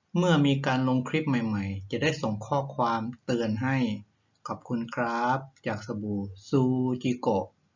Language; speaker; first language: Thai; native; Thai